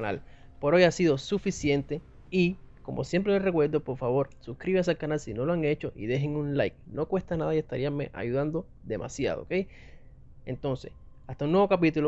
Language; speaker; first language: Spanish; native; Spanish